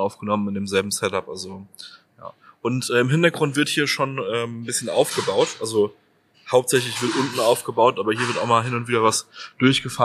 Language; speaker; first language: German; native; German